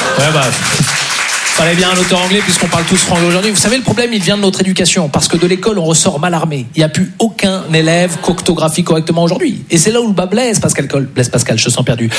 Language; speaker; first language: French; native; French